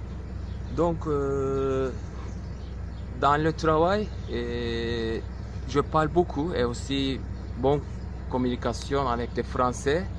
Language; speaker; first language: French; non-native, fluent; Turkish